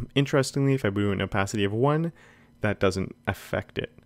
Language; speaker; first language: English; native; English